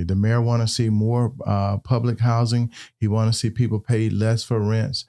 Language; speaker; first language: English; native; English